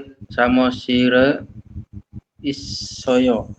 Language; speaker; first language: Korean; non-native, learner; Indonesian